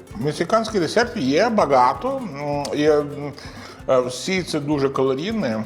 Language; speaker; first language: Ukrainian; non-native, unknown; Italian